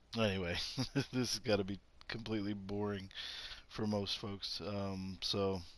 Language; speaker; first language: English; native; English